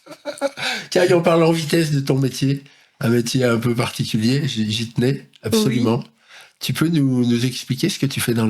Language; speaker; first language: French; native; French